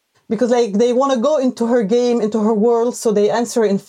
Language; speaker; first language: English; non-native, fluent; Arabic